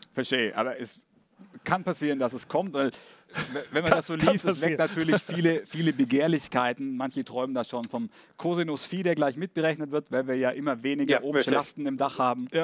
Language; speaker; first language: German; native; German